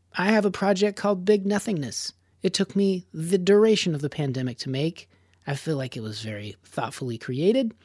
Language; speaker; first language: English; native; English